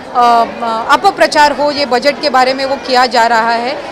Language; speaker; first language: Hindi; non-native, local second language; Marathi